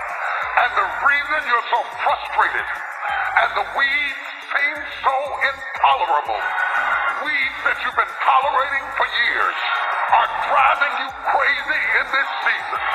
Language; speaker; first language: English; native; English